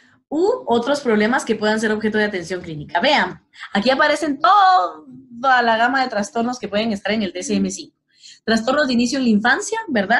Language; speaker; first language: Spanish; native; Spanish